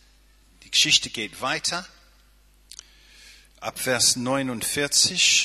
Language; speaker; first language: German; non-native, fluent; English